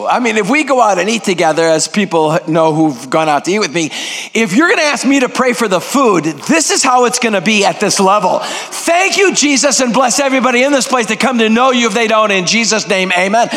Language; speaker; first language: English; non-native, fluent; Greek